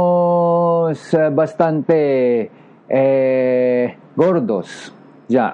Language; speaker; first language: Spanish; non-native, learner; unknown